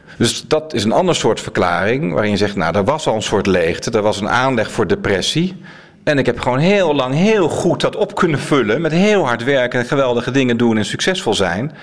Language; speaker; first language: Dutch; native; Dutch